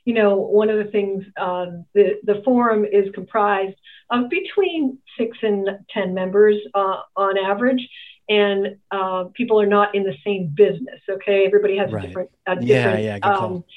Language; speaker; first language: English; native; English